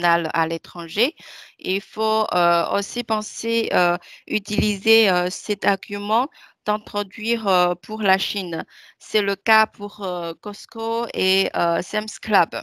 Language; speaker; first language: French; non-native, fluent; Chinese